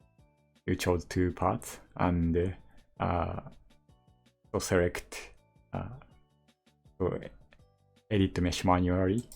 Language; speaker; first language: English; non-native, learner; Japanese